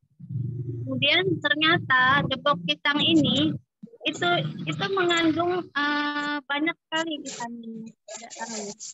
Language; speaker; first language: Indonesian; native; Indonesian